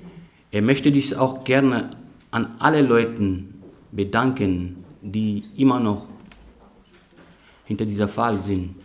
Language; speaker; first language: German; non-native, fluent; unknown